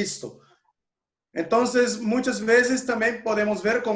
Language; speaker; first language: Spanish; non-native, learner; Portuguese